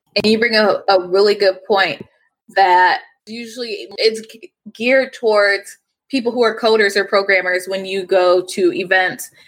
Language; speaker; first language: English; native; English